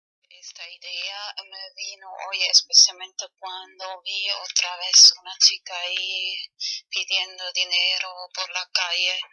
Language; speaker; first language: Spanish; non-native, fluent; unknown